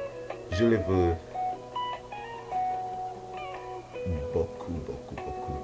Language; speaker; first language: French; non-native, learner; English